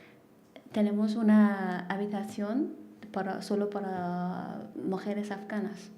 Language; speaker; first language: Spanish; non-native, learner; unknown